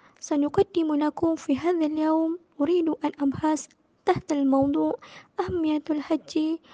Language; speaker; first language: Arabic; non-native, learner; Malay